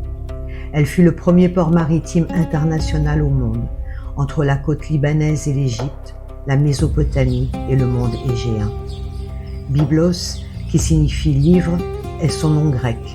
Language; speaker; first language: French; native; French